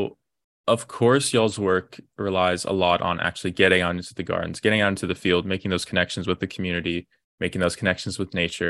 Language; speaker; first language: English; native; English